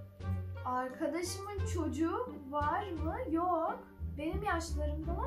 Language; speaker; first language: Turkish; native; Turkish